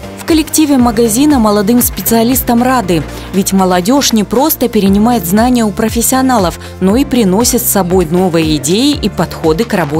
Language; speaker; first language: Russian; native; Russian